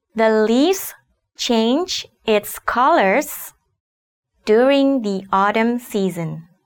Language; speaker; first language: English; non-native, fluent; Indonesian